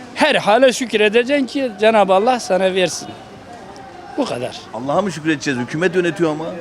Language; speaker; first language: Turkish; native; Turkish